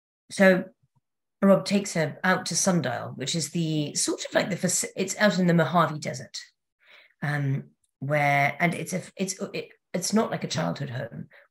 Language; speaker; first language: English; native; English